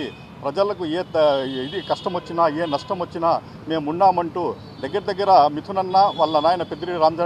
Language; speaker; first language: Telugu; native; Telugu